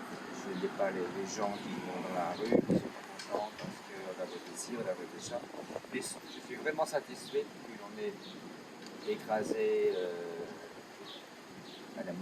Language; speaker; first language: French; native; French